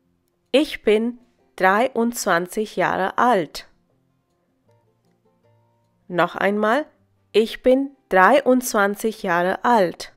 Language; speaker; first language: German; non-native, fluent; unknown